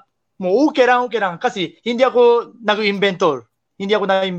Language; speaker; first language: Filipino; non-native, learner; Japanese